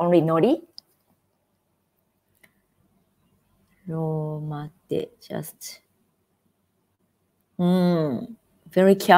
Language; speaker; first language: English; non-native, fluent; Japanese